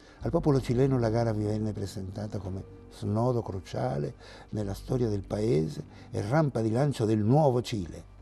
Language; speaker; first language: Italian; non-native, fluent; Spanish